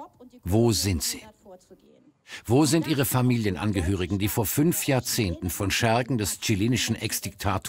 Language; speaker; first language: German; native; German